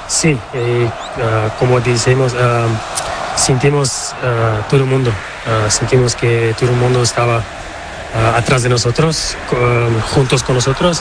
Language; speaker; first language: Spanish; non-native, fluent; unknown